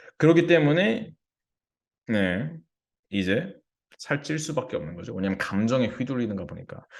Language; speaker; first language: Korean; early bilingual, heritage; English